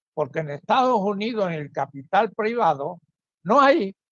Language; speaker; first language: Spanish; native; Spanish